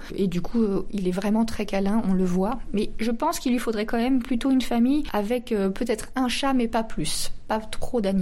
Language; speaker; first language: French; native; French